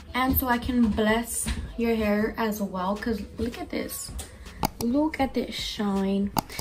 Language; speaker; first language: English; early bilingual, other home language; Spanish